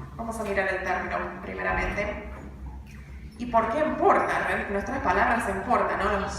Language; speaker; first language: Spanish; non-native, fluent; English